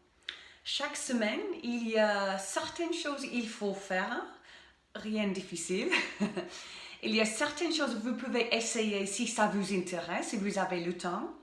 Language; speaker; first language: French; non-native, fluent; English